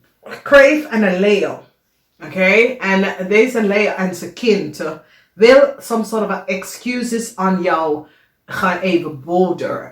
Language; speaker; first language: Dutch; non-native, learner; English